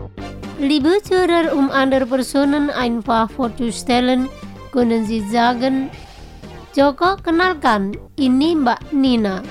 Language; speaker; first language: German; non-native, learner; Indonesian